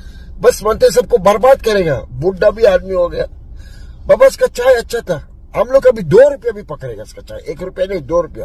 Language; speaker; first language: Hindi; non-native, learner; Arabic